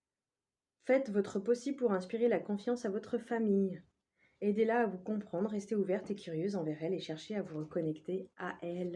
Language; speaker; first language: French; native; French